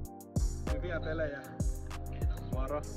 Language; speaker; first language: Finnish; non-native, learner; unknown